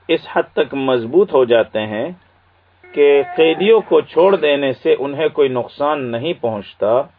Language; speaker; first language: Urdu; native; Urdu